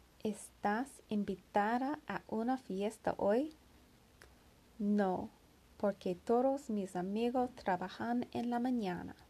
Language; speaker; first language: Spanish; non-native, learner; English